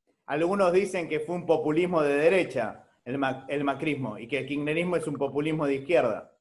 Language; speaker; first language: Spanish; native; Spanish